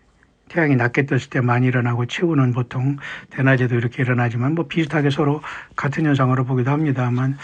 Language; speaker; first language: Korean; native; Korean